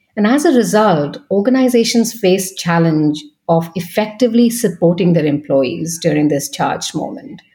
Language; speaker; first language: English; non-native, local second language; Bangla